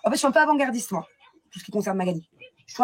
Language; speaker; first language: French; native; French